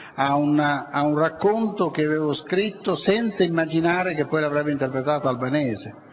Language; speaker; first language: Italian; native; Italian